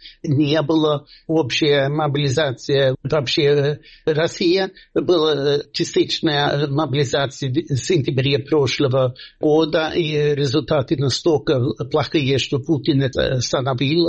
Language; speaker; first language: Russian; non-native, fluent; Swedish